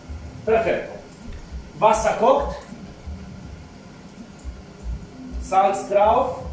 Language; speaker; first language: German; non-native, fluent; Italian